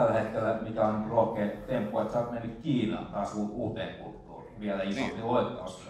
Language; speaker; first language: Finnish; native; Finnish